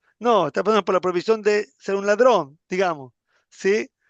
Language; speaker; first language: Spanish; native; Spanish